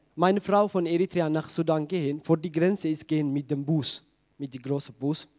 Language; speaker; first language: German; non-native, fluent; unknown